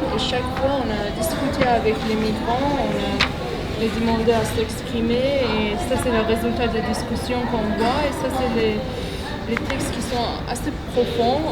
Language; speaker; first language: French; non-native, fluent; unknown